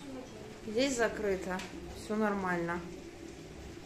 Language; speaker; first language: Russian; native; Russian